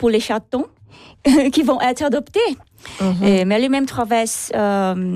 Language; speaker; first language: French; non-native, learner; Portuguese